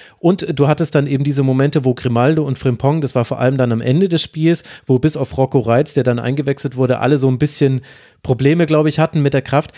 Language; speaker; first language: German; native; German